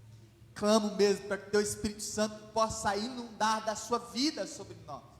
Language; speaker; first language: Portuguese; native; Portuguese